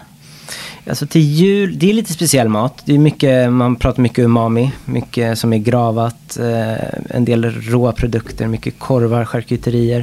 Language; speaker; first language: Swedish; non-native, fluent; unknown